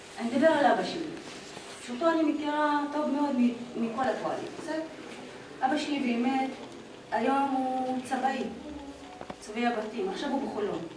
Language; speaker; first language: Hebrew; non-native, local second language; Arabic